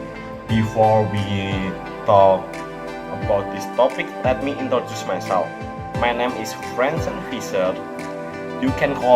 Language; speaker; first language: English; non-native, learner; Indonesian